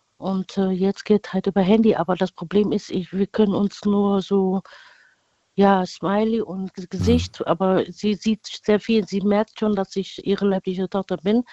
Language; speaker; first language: German; early bilingual, other home language; Vietnamese